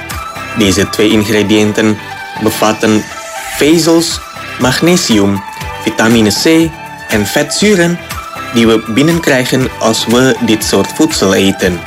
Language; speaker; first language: Dutch; non-native, fluent; Indonesian